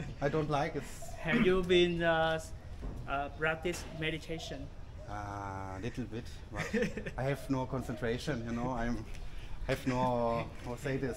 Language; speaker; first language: English; non-native, learner; German